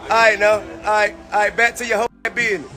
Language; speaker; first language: English; native; English